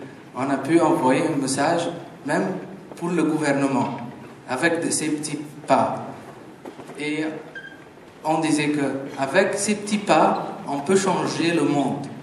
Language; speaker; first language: French; non-native, fluent; Arabic